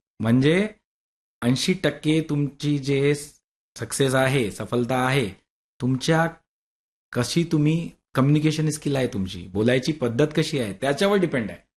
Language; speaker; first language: Marathi; non-native, local second language; Hindi